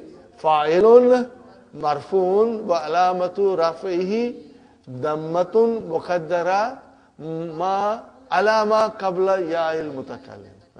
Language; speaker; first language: Arabic; non-native, learner; Urdu